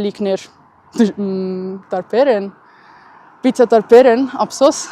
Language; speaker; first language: Armenian; non-native, learner; Italian